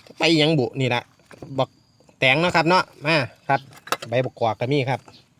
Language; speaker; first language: Thai; native; Thai